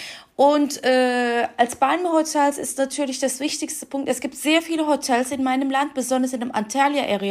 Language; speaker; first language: German; non-native, fluent; Turkish